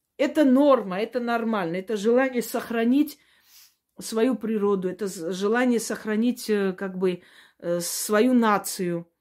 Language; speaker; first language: Russian; non-native, local second language; Armenian